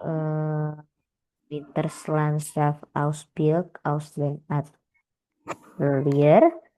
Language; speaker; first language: German; non-native, learner; Indonesian